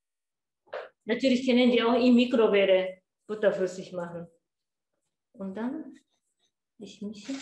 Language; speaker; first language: German; non-native, learner; Japanese